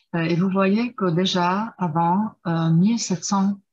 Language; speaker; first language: French; non-native, fluent; Czech